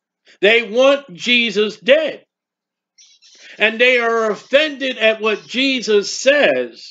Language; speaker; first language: English; native; English